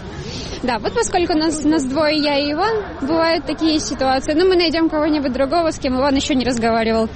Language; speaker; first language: Russian; native; Russian